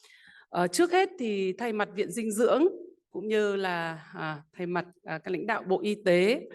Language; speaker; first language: Vietnamese; native; Vietnamese